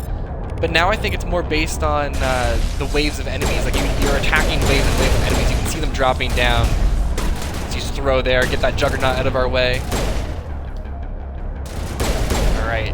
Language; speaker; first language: English; native; English